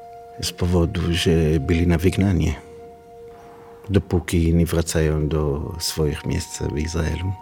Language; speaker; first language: Polish; non-native, learner; Hebrew